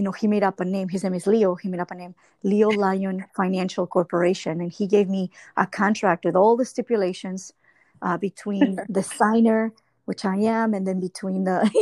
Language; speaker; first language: English; non-native, fluent; Spanish